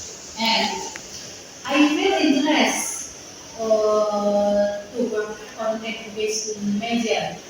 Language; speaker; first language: English; non-native, learner; Indonesian